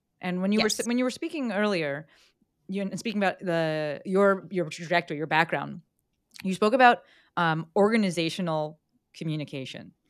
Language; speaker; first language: English; native; English